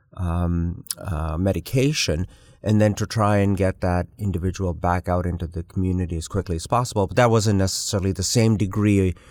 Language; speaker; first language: English; early bilingual, other home language; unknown